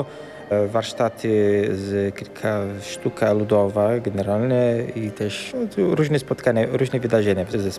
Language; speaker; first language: Polish; early bilingual, heritage; Portuguese